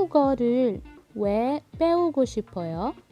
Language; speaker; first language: Korean; non-native, learner; Filipino